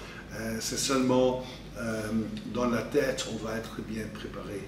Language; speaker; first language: French; non-native, fluent; Dutch